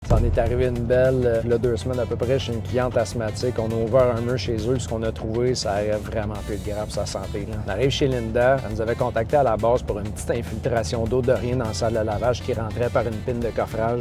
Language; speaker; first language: French; native; French